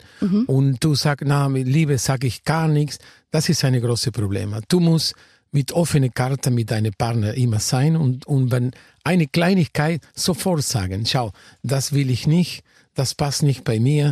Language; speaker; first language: German; non-native, fluent; Spanish